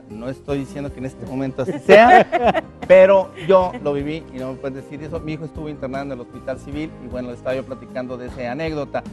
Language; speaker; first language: Spanish; native; Spanish